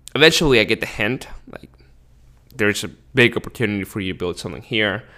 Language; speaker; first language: English; early bilingual, other home language; Spanish